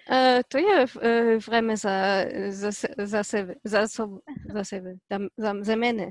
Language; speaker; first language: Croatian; non-native, learner; Polish